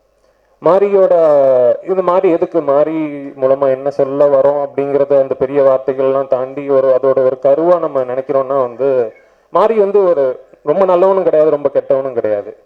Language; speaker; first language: Tamil; native; Tamil